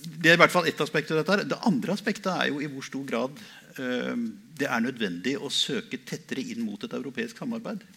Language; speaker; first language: Norwegian; native; Norwegian